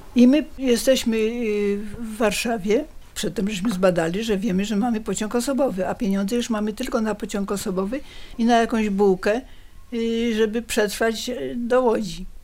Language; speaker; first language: Polish; native; Polish